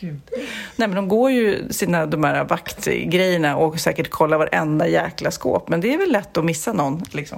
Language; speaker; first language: Swedish; native; Swedish